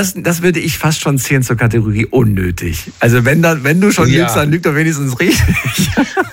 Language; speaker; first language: German; native; German